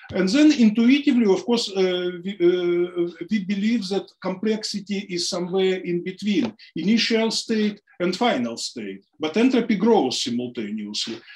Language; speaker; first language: English; non-native, fluent; Russian